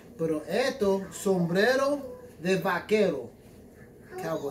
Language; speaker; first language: Spanish; non-native, learner; English